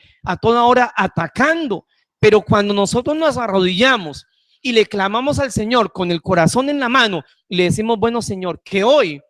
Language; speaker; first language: Spanish; native; Spanish